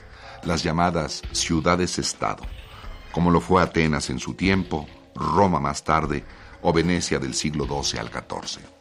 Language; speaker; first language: Spanish; native; Spanish